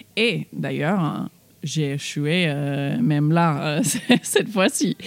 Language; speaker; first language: French; non-native, fluent; English